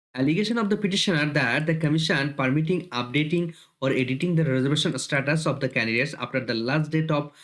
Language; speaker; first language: English; non-native, local second language; Bangla